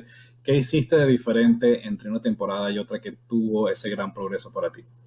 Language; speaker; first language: Spanish; native; Spanish